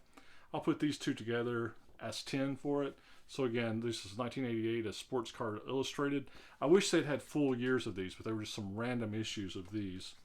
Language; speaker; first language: English; native; English